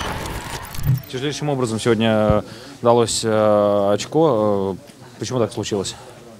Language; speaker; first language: Russian; native; Russian